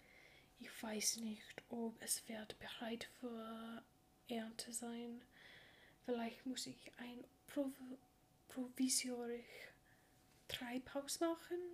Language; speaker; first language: German; non-native, learner; English